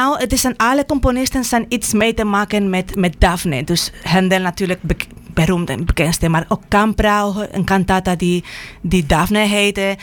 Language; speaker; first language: Dutch; non-native, fluent; Spanish